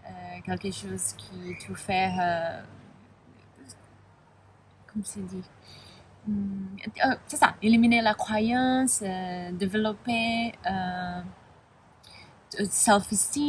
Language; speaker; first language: French; non-native, learner; Spanish